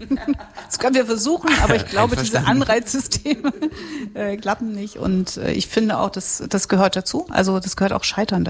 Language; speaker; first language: German; native; German